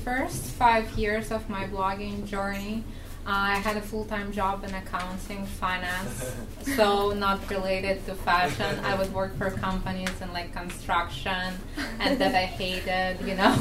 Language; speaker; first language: English; non-native, fluent; Russian